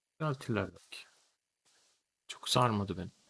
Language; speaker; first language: Turkish; native; Turkish